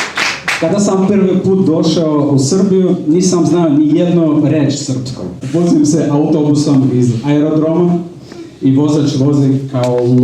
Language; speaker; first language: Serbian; non-native, fluent; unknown